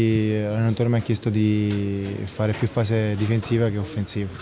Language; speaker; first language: Italian; native; Italian